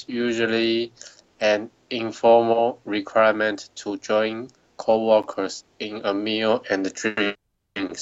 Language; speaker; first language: English; non-native, learner; Chinese